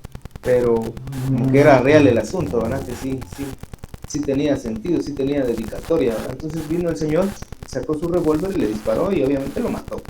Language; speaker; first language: Spanish; native; Spanish